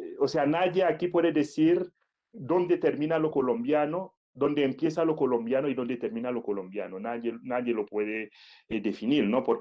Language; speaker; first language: Spanish; non-native, fluent; Haitian Creole